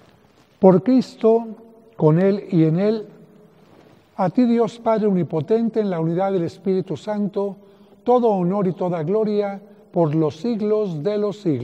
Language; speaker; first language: Spanish; native; Spanish